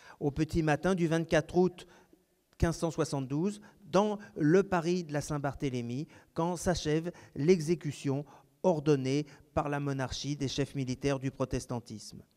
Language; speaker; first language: French; native; French